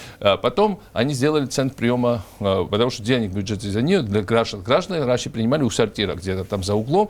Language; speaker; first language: Russian; non-native, local second language; Georgian